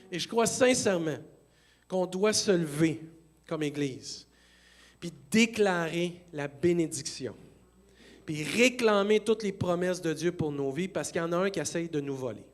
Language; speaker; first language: French; native; French